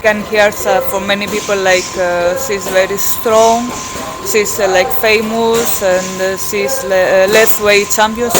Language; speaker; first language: English; non-native, fluent; Greek